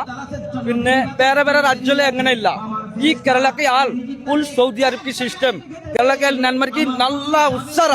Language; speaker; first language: Malayalam; non-native, learner; Bangla